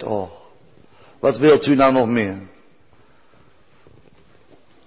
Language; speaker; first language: Dutch; native; Dutch